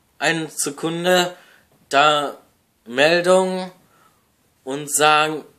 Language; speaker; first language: German; non-native, learner; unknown